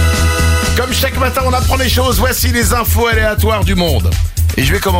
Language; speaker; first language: French; native; French